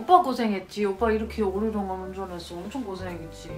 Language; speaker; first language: Korean; non-native, fluent; German